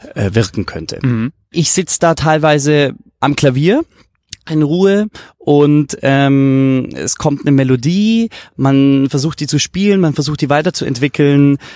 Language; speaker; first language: German; native; German